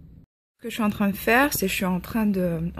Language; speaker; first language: French; native; French